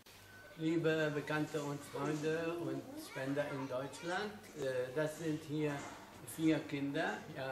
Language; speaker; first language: German; non-native, fluent; Arabic